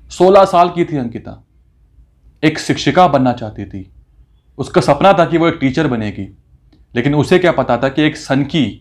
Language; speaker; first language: Hindi; native; Hindi